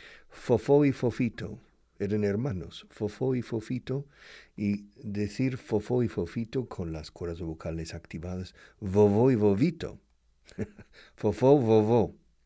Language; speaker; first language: Spanish; non-native, fluent; English